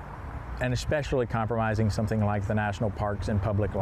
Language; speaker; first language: English; native; English